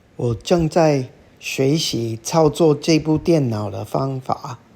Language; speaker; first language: Chinese; non-native, learner; English